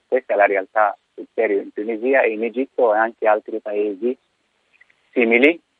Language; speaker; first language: Italian; non-native, fluent; Arabic